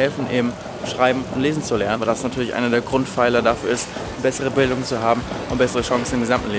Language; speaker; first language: German; native; German